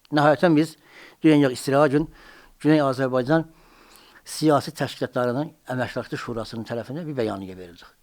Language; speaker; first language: Azerbaijani; native; Azerbaijani